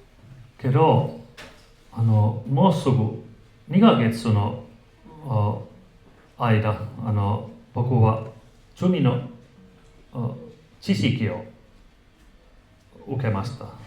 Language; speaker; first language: Japanese; non-native, fluent; Finnish